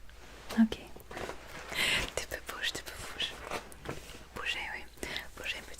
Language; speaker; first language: French; non-native, learner; English